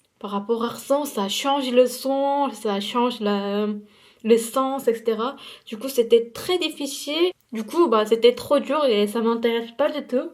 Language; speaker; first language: French; non-native, fluent; Korean